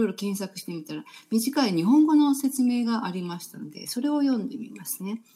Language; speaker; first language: Japanese; native; Japanese